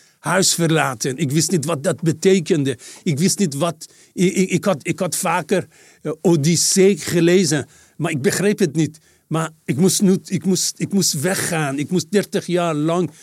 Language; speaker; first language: Dutch; non-native, fluent; Persian